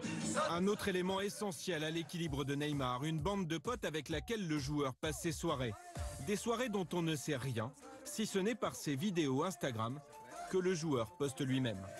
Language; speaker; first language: French; native; French